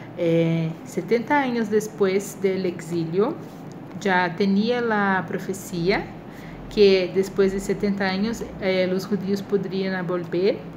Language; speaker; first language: Spanish; non-native, fluent; Portuguese